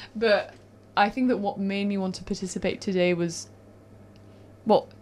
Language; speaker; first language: English; non-native, fluent; French